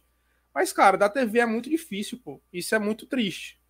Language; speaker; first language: Portuguese; native; Portuguese